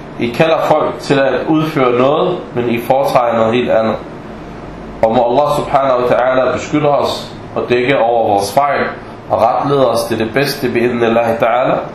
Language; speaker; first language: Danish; non-native, fluent; Arabic